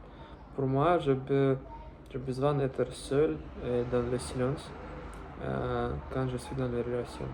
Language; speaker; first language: French; non-native, learner; Russian